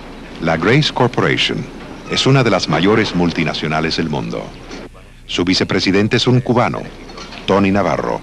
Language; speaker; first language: Spanish; native; Spanish